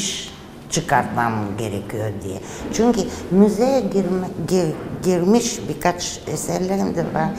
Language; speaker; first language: Turkish; non-native, fluent; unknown